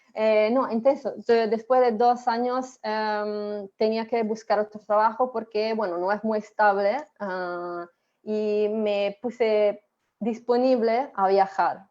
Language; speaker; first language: Spanish; non-native, fluent; Italian